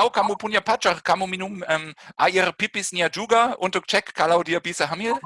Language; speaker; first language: Indonesian; non-native, fluent; German